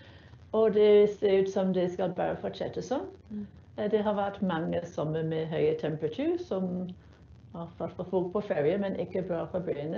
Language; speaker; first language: Norwegian; non-native, fluent; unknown